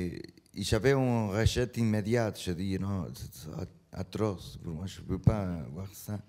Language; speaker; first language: French; non-native, learner; Spanish